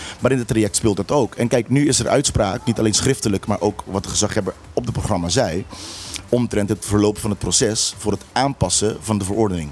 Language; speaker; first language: Dutch; non-native, local second language; Papiamento